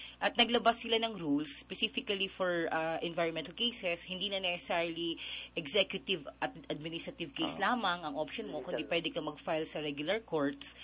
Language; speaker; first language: Filipino; non-native, local second language; Cebuano